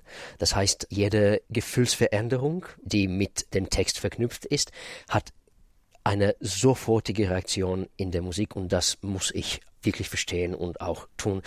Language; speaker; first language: German; non-native, fluent; Russian